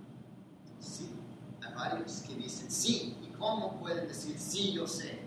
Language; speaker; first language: Spanish; non-native, fluent; English